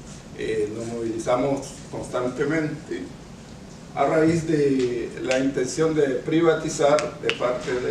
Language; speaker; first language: Spanish; non-native, local second language; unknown